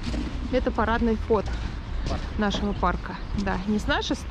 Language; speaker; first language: Russian; native; Russian